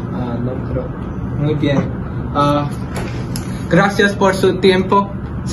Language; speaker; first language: Spanish; non-native, learner; English